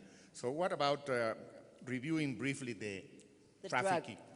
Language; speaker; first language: English; non-native, fluent; Spanish